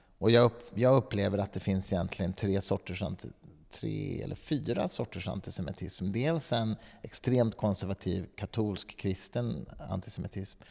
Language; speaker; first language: Swedish; native; Swedish